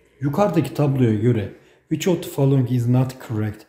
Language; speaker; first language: English; non-native, fluent; Turkish